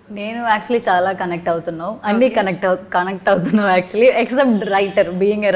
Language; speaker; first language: Telugu; non-native, learner; Malayalam